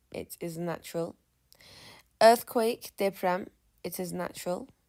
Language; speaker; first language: English; non-native, fluent; Turkish